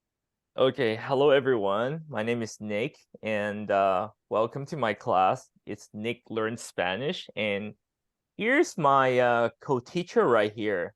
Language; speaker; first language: English; non-native, fluent; Chinese